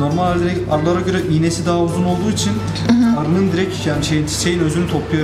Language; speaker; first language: Turkish; native; Turkish